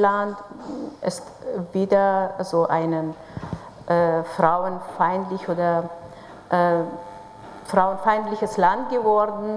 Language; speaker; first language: German; non-native, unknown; Persian